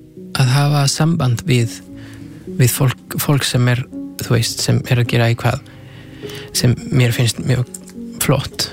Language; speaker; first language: Icelandic; non-native, fluent; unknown